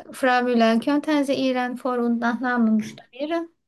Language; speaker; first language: German; non-native, learner; Turkish